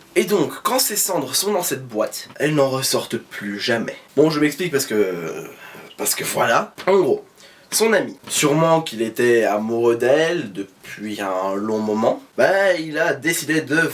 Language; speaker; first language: French; native; French